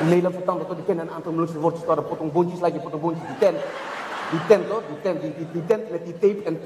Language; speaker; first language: Dutch; early bilingual, other home language; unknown